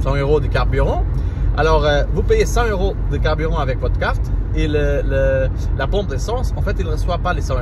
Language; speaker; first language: French; non-native, learner; Portuguese